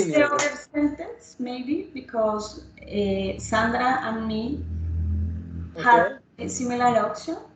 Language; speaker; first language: English; non-native, learner; Spanish